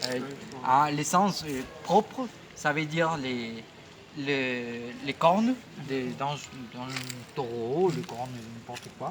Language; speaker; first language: French; non-native, fluent; Spanish